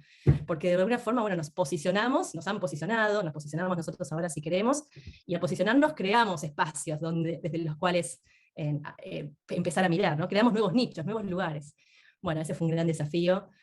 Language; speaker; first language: Spanish; native; Spanish